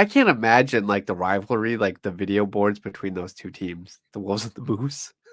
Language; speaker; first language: English; native; English